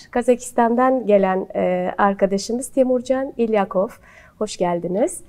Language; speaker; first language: Turkish; native; Turkish